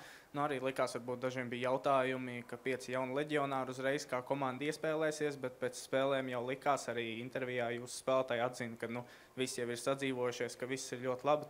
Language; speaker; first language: Latvian; native; Latvian